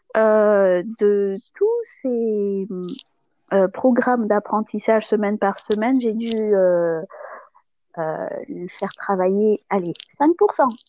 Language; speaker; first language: French; non-native, local second language; Malagasy